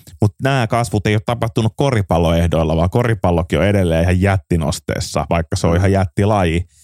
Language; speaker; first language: Finnish; native; Finnish